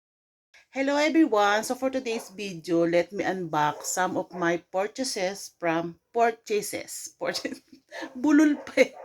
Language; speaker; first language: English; non-native, local second language; Filipino